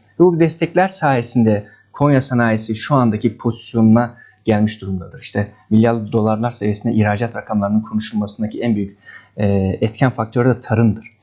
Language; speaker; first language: Turkish; native; Turkish